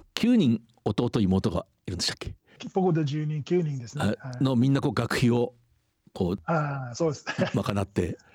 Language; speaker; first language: Japanese; non-native, fluent; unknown